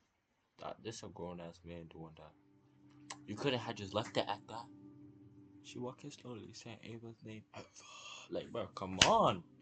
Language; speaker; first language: English; native; English